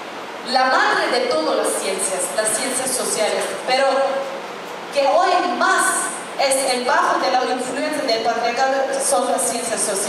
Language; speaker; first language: Spanish; non-native, fluent; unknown